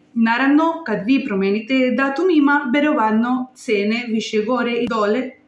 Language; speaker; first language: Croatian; non-native, learner; Spanish